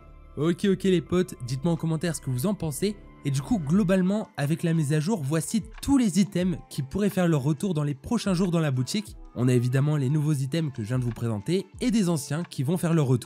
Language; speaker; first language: French; native; French